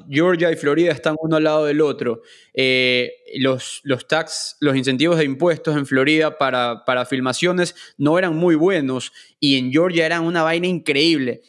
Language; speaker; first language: Spanish; native; Spanish